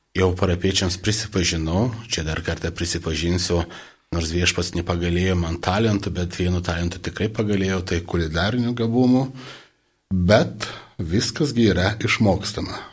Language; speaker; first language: Lithuanian; non-native, local second language; Polish